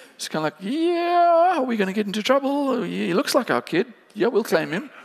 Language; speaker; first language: English; native; English